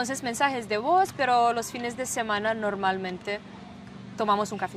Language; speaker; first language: Spanish; non-native, fluent; Serbian